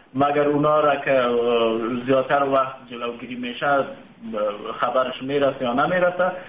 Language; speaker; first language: Persian; native; Persian